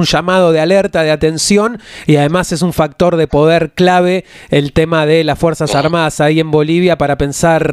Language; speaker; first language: Spanish; native; Spanish